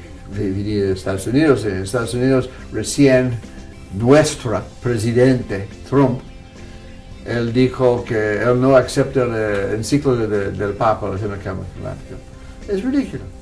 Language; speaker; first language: Spanish; non-native, fluent; English